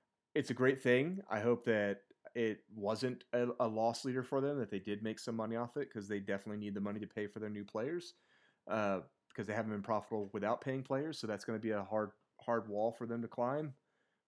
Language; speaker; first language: English; native; English